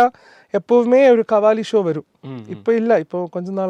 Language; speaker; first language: Tamil; non-native, learner; Malayalam